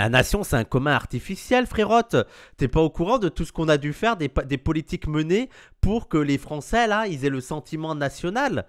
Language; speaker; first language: French; native; French